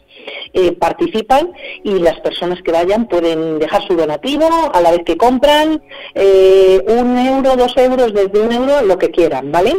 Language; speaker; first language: Spanish; native; Spanish